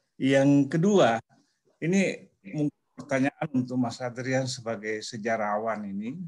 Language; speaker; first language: Indonesian; native; Indonesian